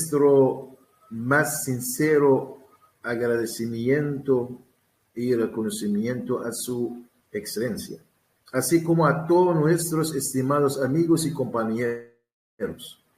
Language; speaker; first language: Spanish; non-native, learner; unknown